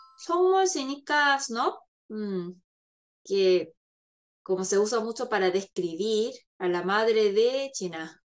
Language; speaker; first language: Spanish; non-native, fluent; Korean